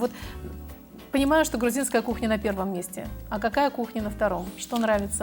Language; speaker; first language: Russian; native; Russian